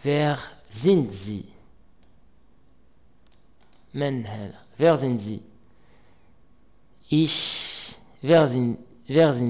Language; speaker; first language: German; non-native, learner; Arabic